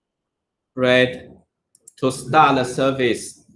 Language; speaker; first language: English; non-native, learner; Chinese